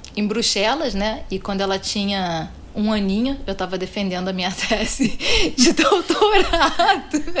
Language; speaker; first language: Portuguese; native; Portuguese